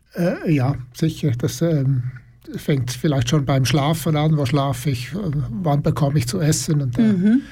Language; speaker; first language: German; native; German